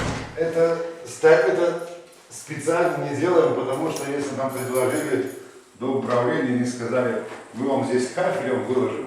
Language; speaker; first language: Russian; native; Russian